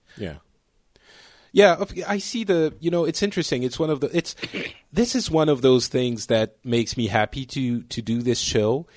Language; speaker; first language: English; non-native, fluent; French